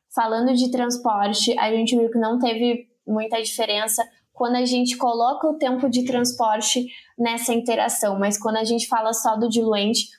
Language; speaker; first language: Portuguese; native; Portuguese